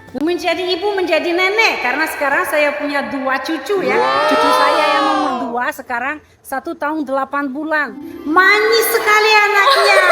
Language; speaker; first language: Indonesian; non-native, fluent; Russian